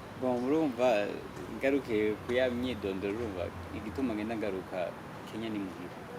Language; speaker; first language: Rundi; early bilingual, heritage; Rundi